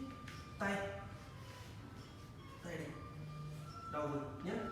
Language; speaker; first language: Vietnamese; non-native, learner; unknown